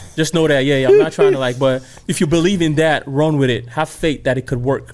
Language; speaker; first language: English; non-native, local second language; Igbo